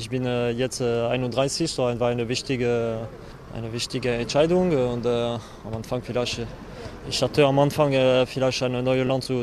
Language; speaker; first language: German; non-native, learner; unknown